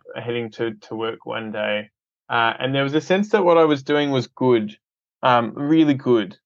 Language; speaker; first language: English; native; English